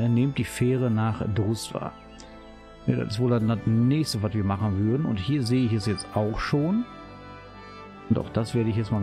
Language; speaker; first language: German; native; German